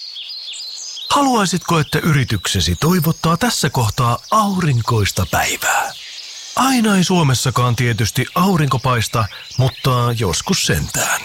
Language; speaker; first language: Finnish; native; Finnish